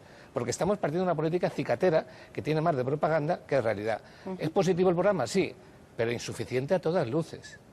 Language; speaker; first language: Spanish; native; Spanish